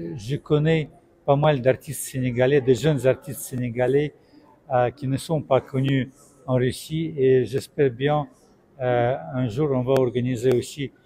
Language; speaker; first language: French; non-native, fluent; Russian